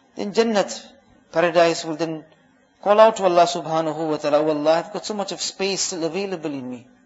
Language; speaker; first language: English; early bilingual, other home language; Urdu